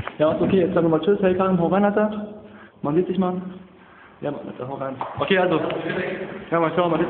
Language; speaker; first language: German; early bilingual, other home language; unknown